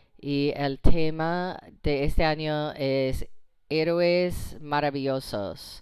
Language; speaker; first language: Spanish; non-native, fluent; English